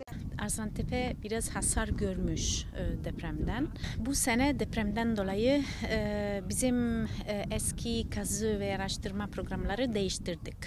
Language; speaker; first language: Turkish; non-native, learner; Italian